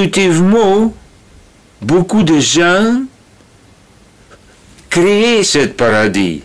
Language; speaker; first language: French; non-native, learner; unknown